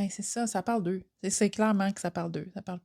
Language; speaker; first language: French; native; French